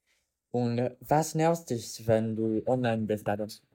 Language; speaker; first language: German; non-native, learner; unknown